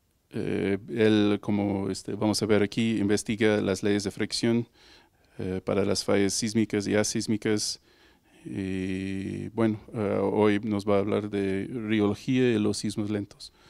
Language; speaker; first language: Spanish; native; Spanish